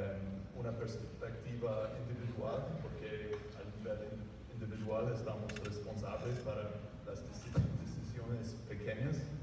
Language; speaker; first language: Spanish; non-native, fluent; English